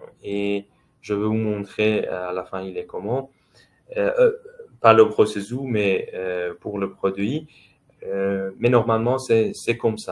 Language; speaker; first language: French; non-native, fluent; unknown